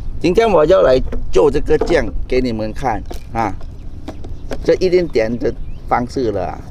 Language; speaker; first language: Chinese; non-native, learner; Thai